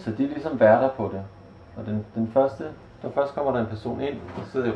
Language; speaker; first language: Danish; native; Danish